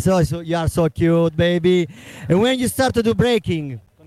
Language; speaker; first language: English; non-native, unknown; Italian